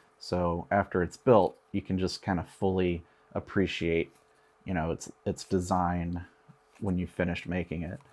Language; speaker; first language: English; native; English